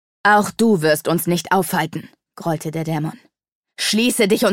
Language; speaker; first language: German; native; German